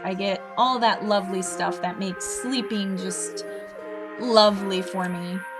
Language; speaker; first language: English; native; English